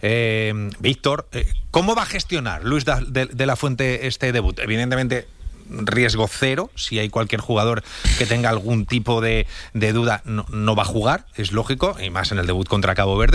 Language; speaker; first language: Spanish; native; Spanish